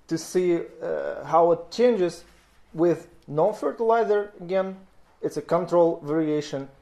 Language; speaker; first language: English; non-native, fluent; Russian